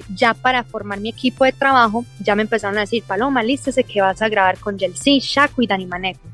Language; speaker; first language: Spanish; early bilingual, heritage; English